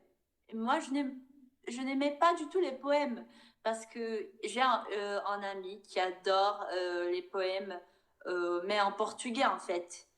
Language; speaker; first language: French; non-native, fluent; Portuguese